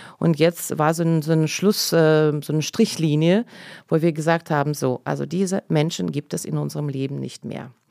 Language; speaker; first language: German; non-native, fluent; Russian